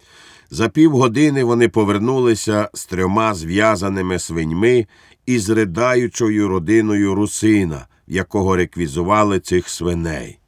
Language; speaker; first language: Ukrainian; native; Ukrainian